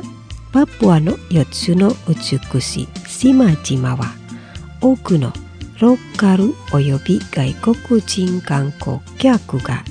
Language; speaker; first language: Japanese; non-native, fluent; Indonesian